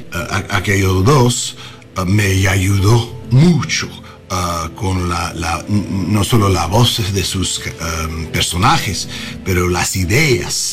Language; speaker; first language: Spanish; non-native, learner; English